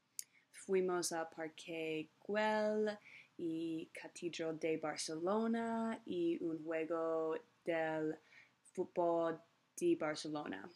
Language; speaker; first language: Spanish; non-native, learner; English